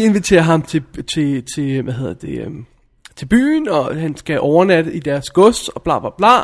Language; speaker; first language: Danish; native; Danish